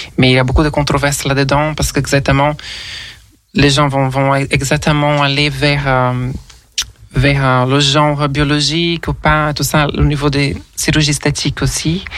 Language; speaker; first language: French; non-native, fluent; Portuguese